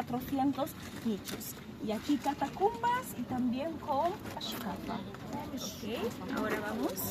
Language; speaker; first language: Spanish; non-native, fluent; Arabic